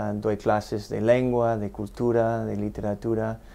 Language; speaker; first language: Spanish; non-native, fluent; English